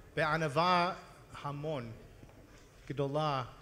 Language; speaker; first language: Hebrew; non-native, learner; English